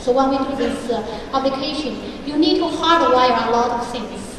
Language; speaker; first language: English; non-native, fluent; Chinese